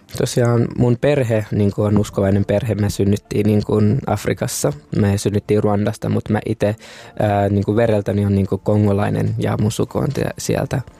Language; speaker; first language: Finnish; early bilingual, other home language; Kinyarwanda